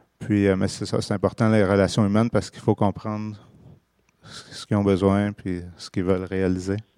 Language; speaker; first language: French; native; French